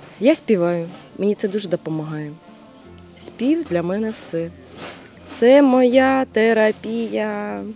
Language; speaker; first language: Ukrainian; non-native, local second language; Russian